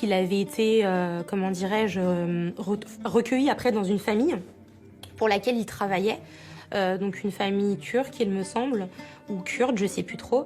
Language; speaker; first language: French; early bilingual, other home language; Armenian